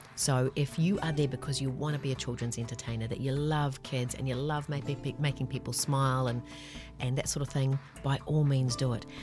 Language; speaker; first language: English; native; English